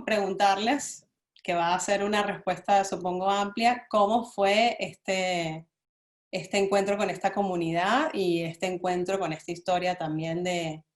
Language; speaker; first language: Spanish; native; Spanish